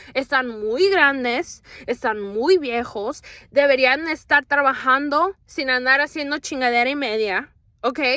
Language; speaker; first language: Spanish; early bilingual, heritage; Spanish